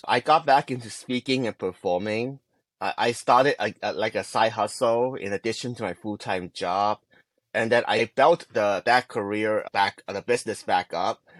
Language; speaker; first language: English; non-native, local second language; Cantonese